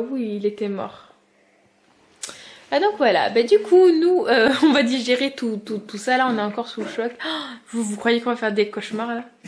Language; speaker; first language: French; native; French